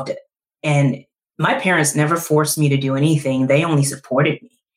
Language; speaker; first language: English; native; English